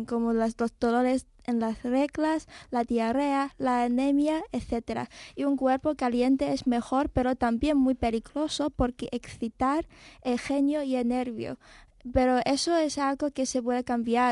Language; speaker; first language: Spanish; non-native, fluent; Chinese